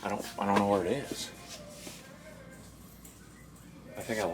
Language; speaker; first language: English; native; English